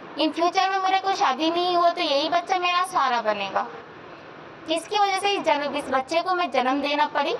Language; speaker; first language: Hindi; non-native, local second language; Kannada